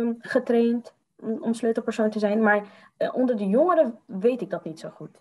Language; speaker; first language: Dutch; early bilingual, other home language; Somali